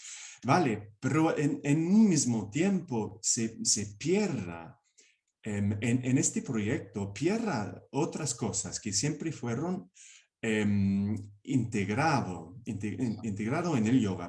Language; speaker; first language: Spanish; non-native, fluent; English